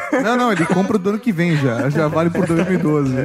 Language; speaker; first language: Portuguese; native; Portuguese